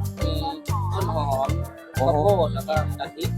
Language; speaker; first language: Thai; native; Thai